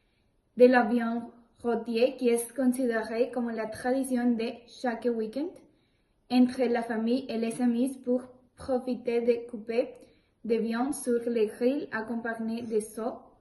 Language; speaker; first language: French; non-native, learner; Spanish